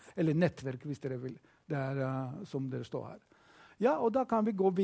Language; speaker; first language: Norwegian; non-native, fluent; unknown